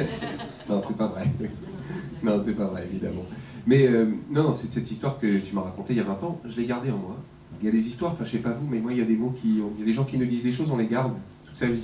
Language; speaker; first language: French; native; French